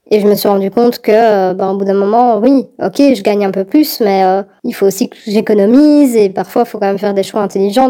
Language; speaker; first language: French; native; French